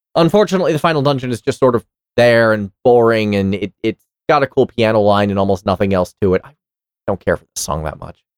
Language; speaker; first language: English; native; English